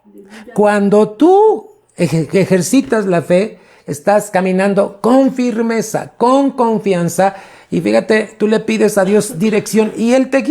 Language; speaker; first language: Spanish; native; Spanish